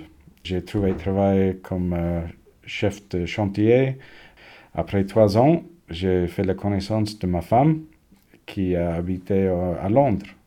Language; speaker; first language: French; non-native, learner; English